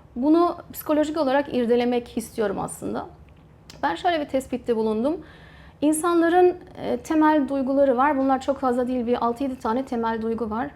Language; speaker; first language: Turkish; early bilingual, heritage; Turkish